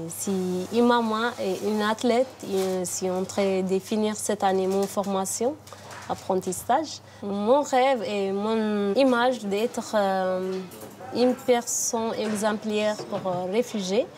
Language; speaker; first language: French; non-native, learner; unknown